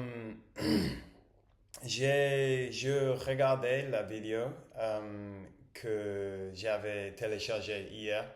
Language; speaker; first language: French; non-native, learner; English